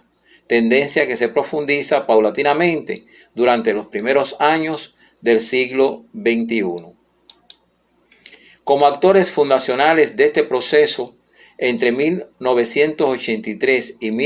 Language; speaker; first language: Spanish; native; Spanish